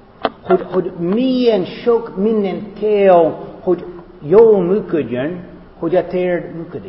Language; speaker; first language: Hungarian; non-native, fluent; English